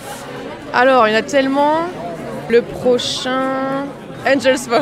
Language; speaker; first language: French; native; French